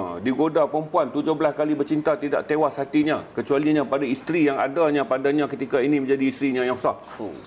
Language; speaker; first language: Malay; native; Malay